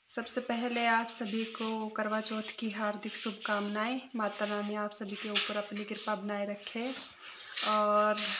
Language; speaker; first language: Hindi; native; Hindi